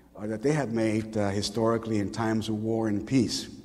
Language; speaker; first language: English; early bilingual, other home language; Spanish